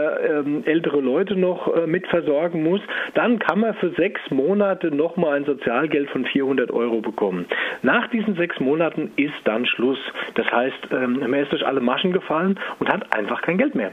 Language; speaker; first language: German; native; German